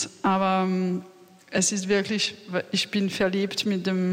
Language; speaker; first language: German; non-native, learner; French